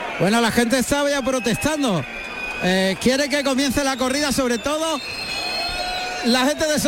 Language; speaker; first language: Spanish; native; Spanish